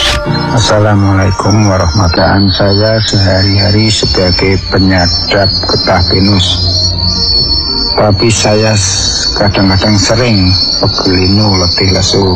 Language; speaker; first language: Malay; non-native, local second language; Javanese